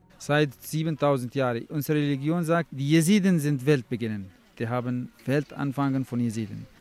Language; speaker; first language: German; non-native, learner; Kurdish